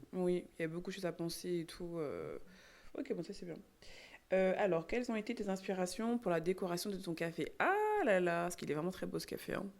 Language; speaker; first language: French; native; French